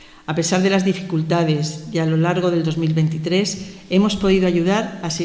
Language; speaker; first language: Spanish; native; Spanish